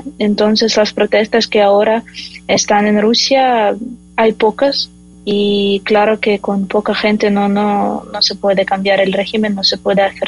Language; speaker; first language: Spanish; non-native, fluent; Ukrainian